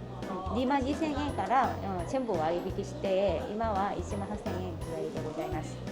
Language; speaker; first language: Japanese; non-native, learner; Korean